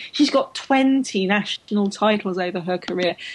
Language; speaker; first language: English; native; English